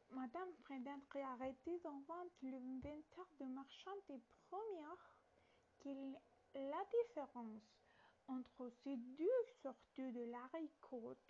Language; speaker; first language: French; non-native, learner; Italian